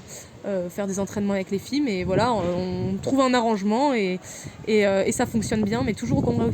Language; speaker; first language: French; native; French